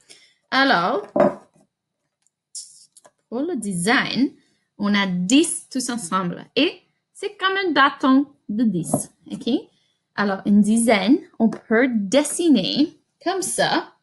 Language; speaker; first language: French; non-native, fluent; English